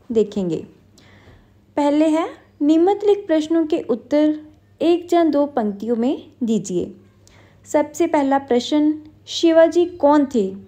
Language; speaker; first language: Hindi; non-native, local second language; Punjabi